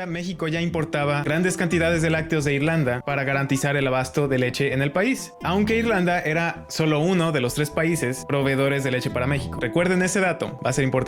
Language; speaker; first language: Spanish; native; Spanish